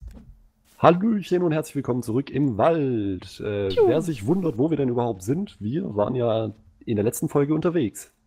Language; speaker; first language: German; native; German